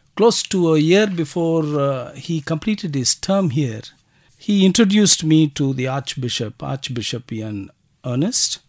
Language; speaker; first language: English; non-native, local second language; Tamil